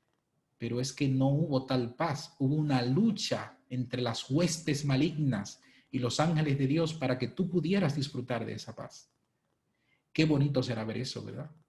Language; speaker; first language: Spanish; native; Spanish